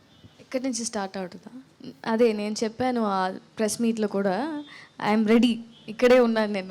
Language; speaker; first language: Telugu; non-native, learner; Tamil